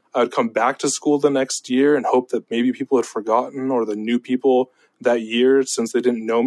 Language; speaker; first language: English; native; English